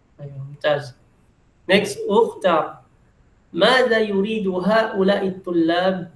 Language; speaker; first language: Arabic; non-native, fluent; Filipino